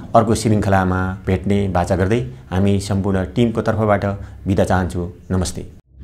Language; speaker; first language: Nepali; native; Nepali